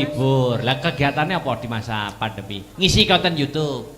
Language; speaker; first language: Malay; non-native, local second language; Javanese